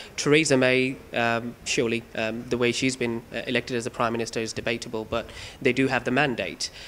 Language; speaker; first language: English; non-native, local second language; Urdu